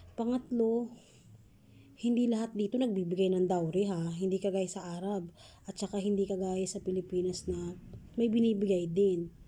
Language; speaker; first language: Filipino; native; Filipino